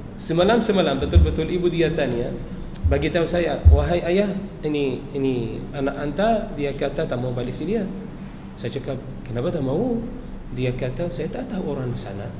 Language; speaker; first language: Malay; non-native, fluent; Arabic